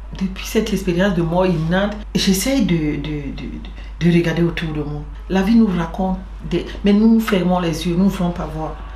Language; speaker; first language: French; non-native, local second language; Basaa